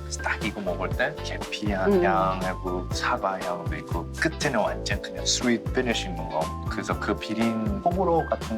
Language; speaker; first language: Korean; early bilingual, heritage; English